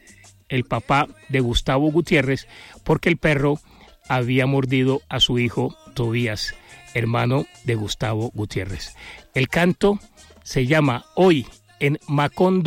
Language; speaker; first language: Spanish; native; Spanish